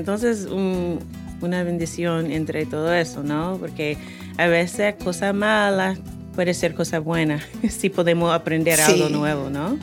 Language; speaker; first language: Spanish; non-native, fluent; English